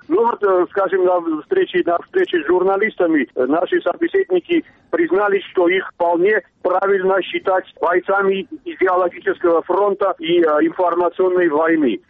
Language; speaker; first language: Russian; non-native, local second language; Armenian